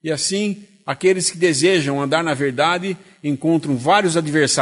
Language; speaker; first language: Portuguese; native; Portuguese